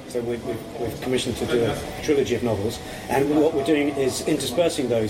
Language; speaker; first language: English; native; English